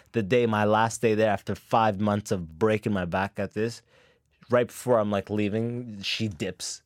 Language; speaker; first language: English; early bilingual, other home language; Arabic